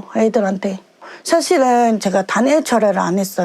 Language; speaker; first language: Korean; native; Korean